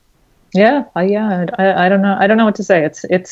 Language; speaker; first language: English; native; English